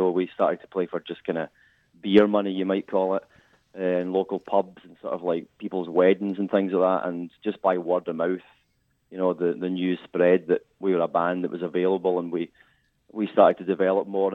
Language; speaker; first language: English; native; English